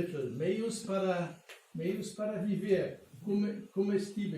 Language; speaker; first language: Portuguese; non-native, fluent; German